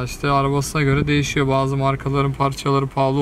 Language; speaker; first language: Turkish; native; Turkish